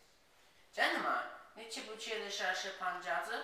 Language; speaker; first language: Chinese; non-native, learner; English